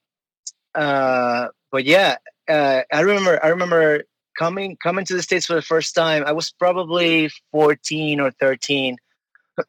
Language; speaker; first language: English; non-native, fluent; Spanish